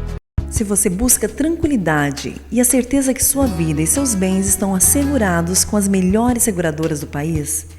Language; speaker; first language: Portuguese; native; Portuguese